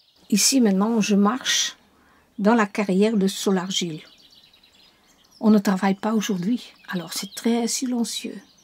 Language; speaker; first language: French; non-native, fluent; Dutch